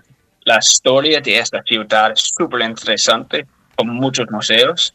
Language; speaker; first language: Spanish; non-native, fluent; English